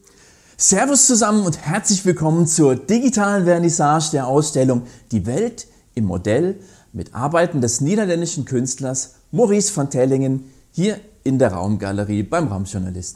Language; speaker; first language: German; native; German